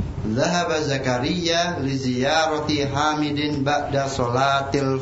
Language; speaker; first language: Arabic; non-native, learner; Indonesian